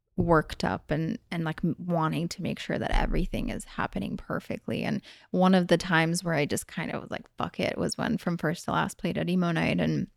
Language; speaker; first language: English; early bilingual, other home language; Hungarian